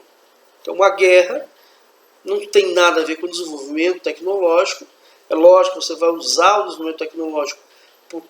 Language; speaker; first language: Portuguese; native; Portuguese